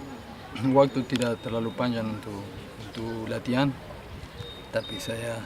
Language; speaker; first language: Indonesian; non-native, fluent; Spanish